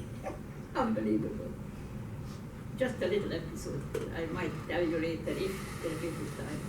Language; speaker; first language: English; non-native, fluent; Hungarian